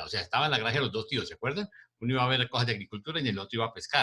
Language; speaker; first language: Spanish; native; Spanish